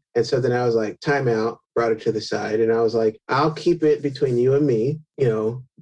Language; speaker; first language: English; native; English